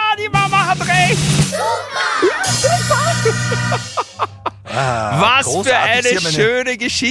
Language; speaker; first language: German; native; German